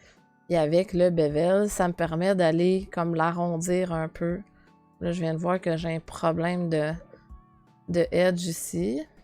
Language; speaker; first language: French; native; French